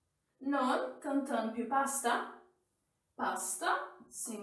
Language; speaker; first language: Italian; non-native, fluent; Portuguese